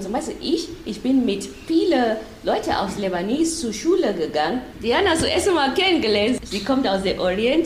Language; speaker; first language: German; non-native, fluent; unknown